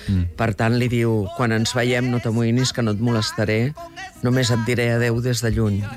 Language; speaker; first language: Catalan; early bilingual, heritage; Catalan